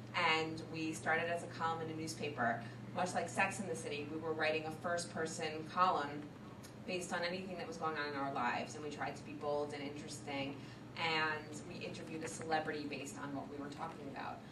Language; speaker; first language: English; native; English